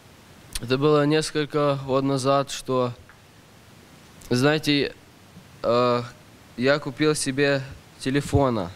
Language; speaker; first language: Russian; early bilingual, heritage; Russian